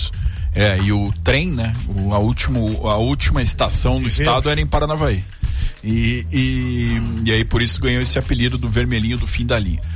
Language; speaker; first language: Portuguese; native; Portuguese